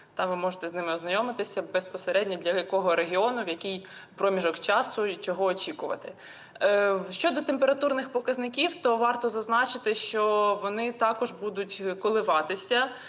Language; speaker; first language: Ukrainian; native; Ukrainian